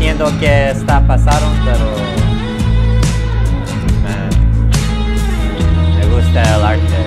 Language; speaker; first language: Spanish; non-native, learner; English